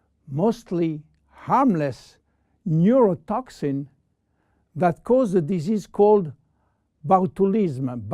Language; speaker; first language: English; non-native, fluent; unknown